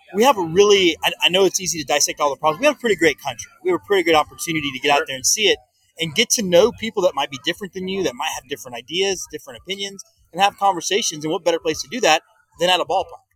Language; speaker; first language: English; native; English